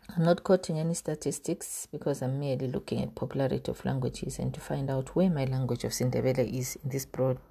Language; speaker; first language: English; non-native, local second language; North Ndebele